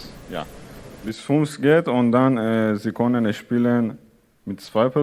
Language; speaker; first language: German; non-native, learner; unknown